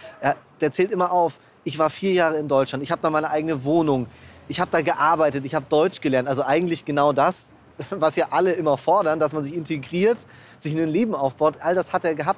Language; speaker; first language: German; native; German